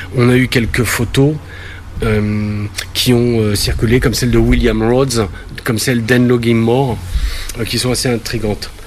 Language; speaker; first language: French; native; French